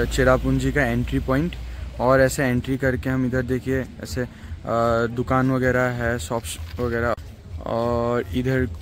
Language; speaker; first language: Hindi; non-native, local second language; Assamese